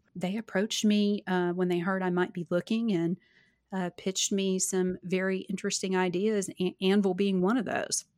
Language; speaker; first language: English; native; English